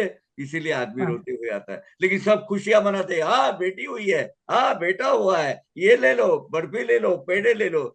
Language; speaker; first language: Hindi; native; Hindi